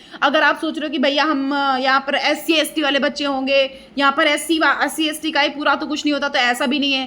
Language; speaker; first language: Hindi; native; Hindi